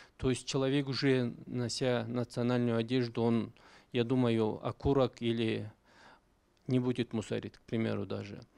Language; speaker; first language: Russian; non-native, local second language; Karachay-Balkar